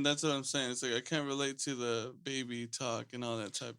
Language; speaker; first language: English; native; English